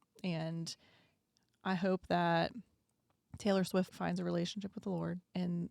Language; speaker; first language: English; native; English